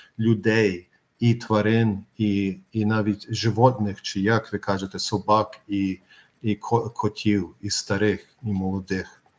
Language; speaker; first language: Ukrainian; early bilingual, heritage; Ukrainian